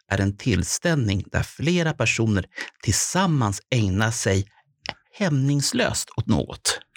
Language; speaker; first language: Swedish; native; Swedish